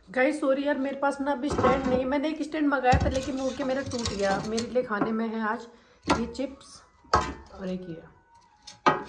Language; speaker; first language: Hindi; native; Hindi